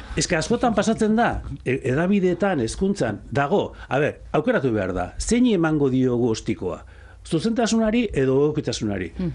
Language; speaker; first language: Basque; native; Basque